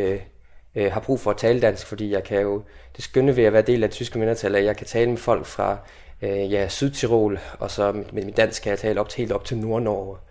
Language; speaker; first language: Danish; native; Danish